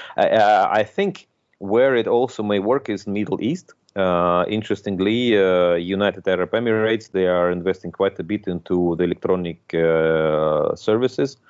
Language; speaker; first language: English; non-native, fluent; Russian